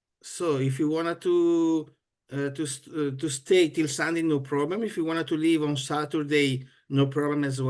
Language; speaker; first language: English; non-native, fluent; Italian